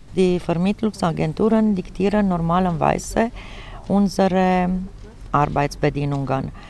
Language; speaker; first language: German; non-native, fluent; Romanian